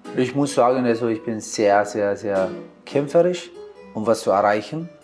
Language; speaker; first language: German; non-native, learner; Arabic